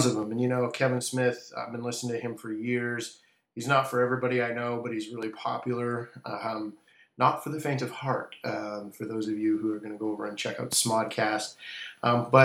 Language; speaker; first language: English; native; English